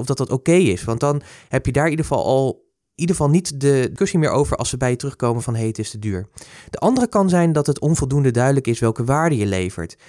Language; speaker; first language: Dutch; native; Dutch